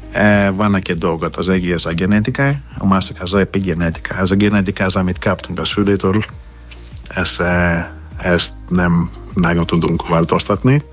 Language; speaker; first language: Hungarian; non-native, fluent; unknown